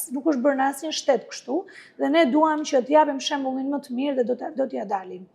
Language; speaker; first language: Albanian; non-native, local second language; Greek